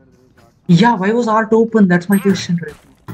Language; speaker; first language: English; non-native, local second language; Kannada